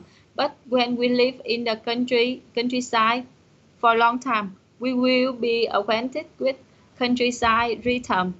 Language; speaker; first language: English; non-native, learner; Vietnamese